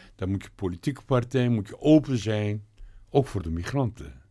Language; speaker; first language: Dutch; non-native, learner; Turkish